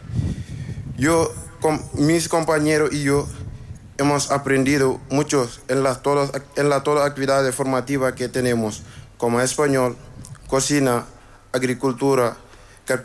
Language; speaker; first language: Spanish; non-native, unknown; Wolof